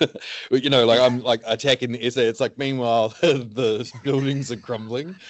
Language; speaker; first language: English; native; English